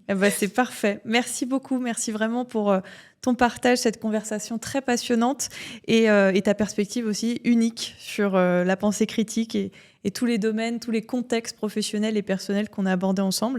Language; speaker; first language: French; native; French